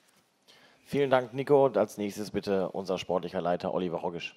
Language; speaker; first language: German; native; German